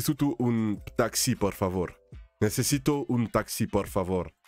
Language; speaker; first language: Spanish; non-native, learner; English